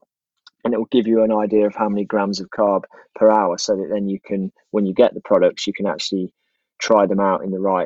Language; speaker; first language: English; native; English